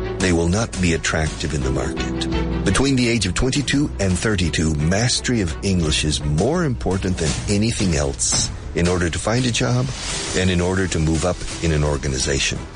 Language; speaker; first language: English; native; English